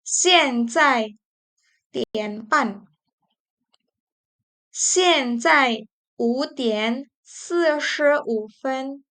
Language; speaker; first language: Chinese; non-native, fluent; Indonesian